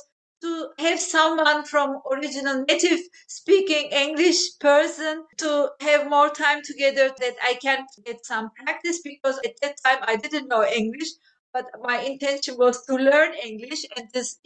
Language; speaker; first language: English; non-native, fluent; Turkish